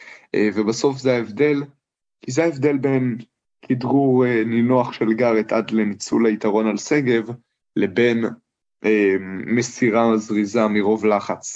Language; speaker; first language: Hebrew; native; Hebrew